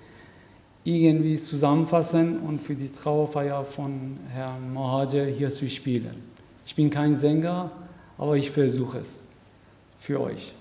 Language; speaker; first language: German; non-native, fluent; Persian